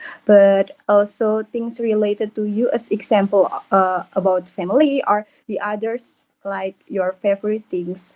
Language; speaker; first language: English; non-native, learner; Indonesian